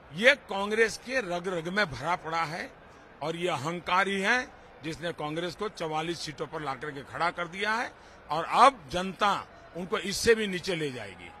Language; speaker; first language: Hindi; non-native, local second language; Gujarati